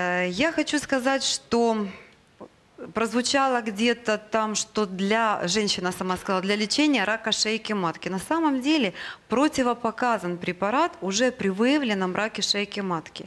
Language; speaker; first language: Russian; native; Russian